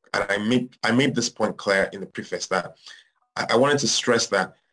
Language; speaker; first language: English; non-native, local second language; Yoruba